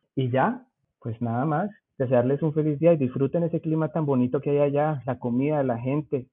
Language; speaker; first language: Spanish; native; Spanish